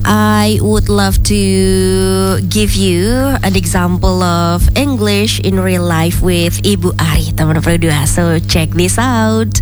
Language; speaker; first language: English; non-native, fluent; Indonesian